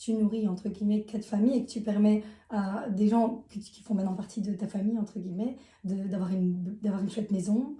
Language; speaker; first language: French; native; French